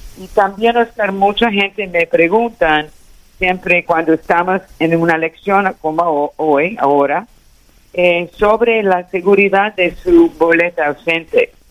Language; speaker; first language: Spanish; early bilingual, heritage; Spanish